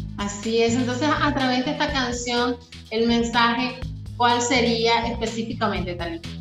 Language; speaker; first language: Spanish; native; Spanish